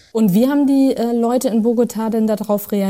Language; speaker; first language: German; native; German